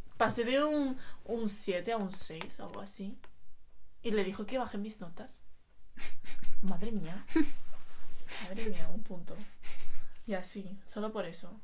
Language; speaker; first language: Spanish; early bilingual, other home language; Chinese